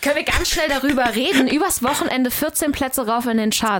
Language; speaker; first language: German; native; German